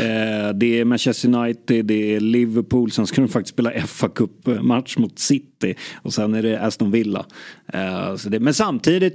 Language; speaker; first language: Swedish; native; Swedish